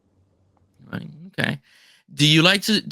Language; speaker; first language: English; non-native, learner; Spanish